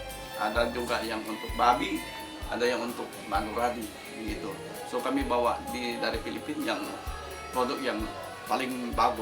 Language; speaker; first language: Indonesian; non-native, fluent; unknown